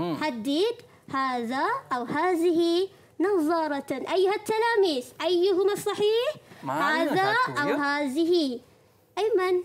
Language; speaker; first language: Arabic; non-native, fluent; Malay